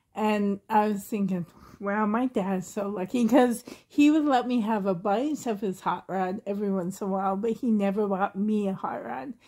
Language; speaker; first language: English; native; English